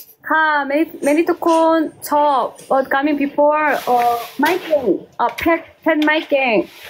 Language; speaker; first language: English; non-native, learner; Korean